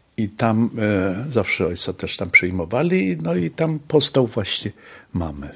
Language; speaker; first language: Polish; native; Polish